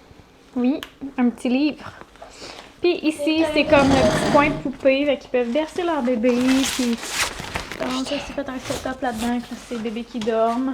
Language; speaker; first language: French; native; French